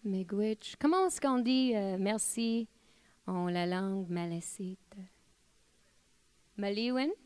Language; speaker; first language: French; non-native, fluent; English